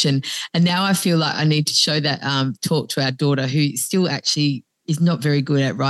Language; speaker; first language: English; native; English